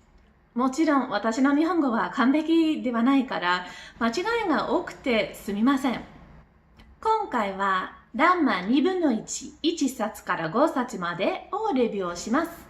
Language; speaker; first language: Japanese; non-native, learner; English